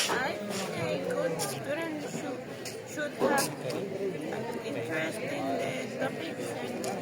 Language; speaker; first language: English; non-native, learner; Spanish